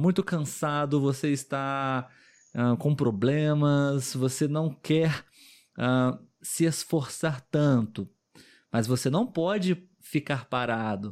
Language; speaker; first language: Portuguese; non-native, fluent; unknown